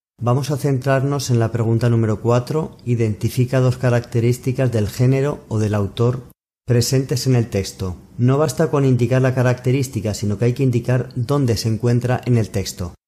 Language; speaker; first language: Spanish; native; Spanish